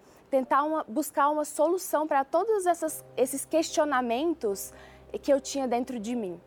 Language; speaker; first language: Portuguese; early bilingual, other home language; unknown